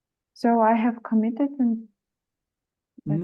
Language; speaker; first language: English; non-native, learner; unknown